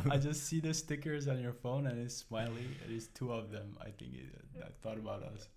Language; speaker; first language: English; non-native, fluent; Persian